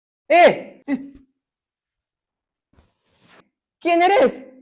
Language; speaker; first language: Spanish; non-native, learner; Malay